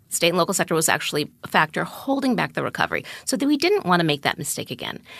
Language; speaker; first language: English; native; English